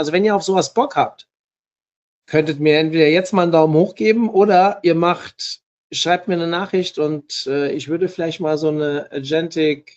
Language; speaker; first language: German; native; German